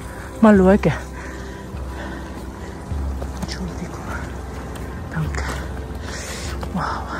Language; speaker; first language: German; non-native, learner; Tibetan